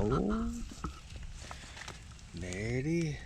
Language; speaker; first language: English; native; English